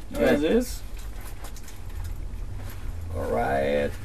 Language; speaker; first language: English; non-native, learner; Spanish